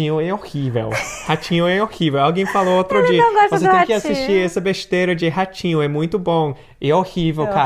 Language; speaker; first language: Portuguese; non-native, fluent; English